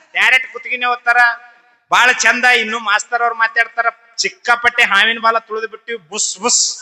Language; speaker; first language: Kannada; non-native, local second language; Lambadi